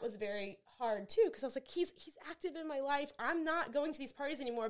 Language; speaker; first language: English; native; English